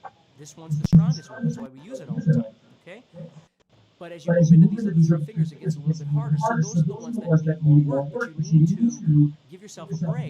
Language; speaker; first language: English; native; English